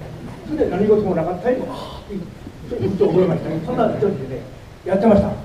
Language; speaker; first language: Japanese; native; Japanese